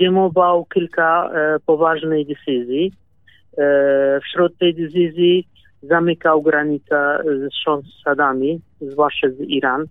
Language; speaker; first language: Polish; non-native, learner; Kurdish